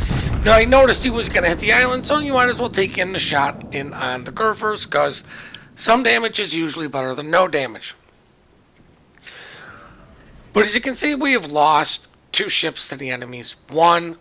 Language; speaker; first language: English; native; English